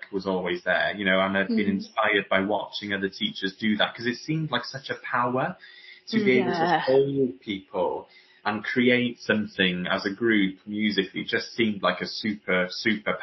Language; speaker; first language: English; native; English